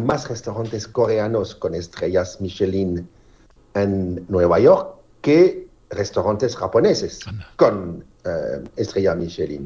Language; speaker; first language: Spanish; non-native, fluent; French